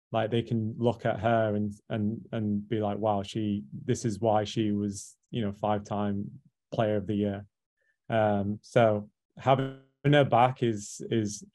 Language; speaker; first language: English; native; English